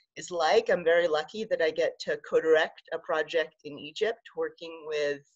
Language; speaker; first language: English; native; English